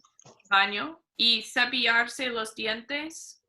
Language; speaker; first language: Spanish; non-native, fluent; English